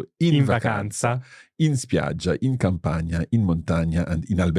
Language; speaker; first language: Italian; non-native, learner; English